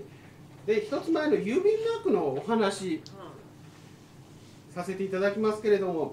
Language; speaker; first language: Japanese; native; Japanese